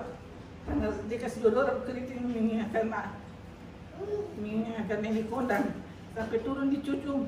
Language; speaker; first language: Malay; non-native, local second language; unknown